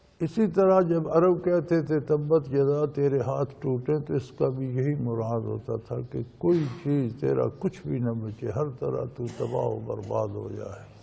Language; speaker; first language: Urdu; non-native, local second language; Punjabi